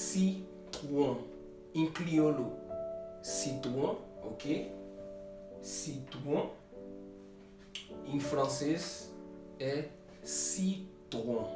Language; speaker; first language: Portuguese; non-native, fluent; Haitian Creole